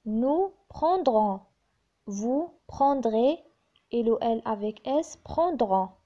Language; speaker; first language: French; non-native, local second language; Arabic